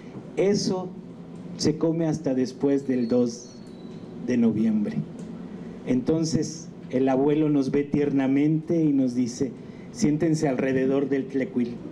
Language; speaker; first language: Spanish; native; Spanish